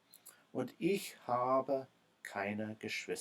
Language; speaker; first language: German; non-native, fluent; English